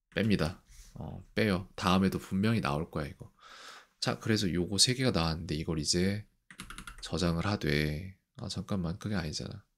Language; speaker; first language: Korean; native; Korean